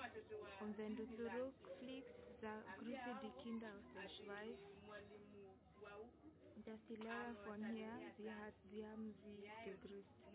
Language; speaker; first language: German; non-native, learner; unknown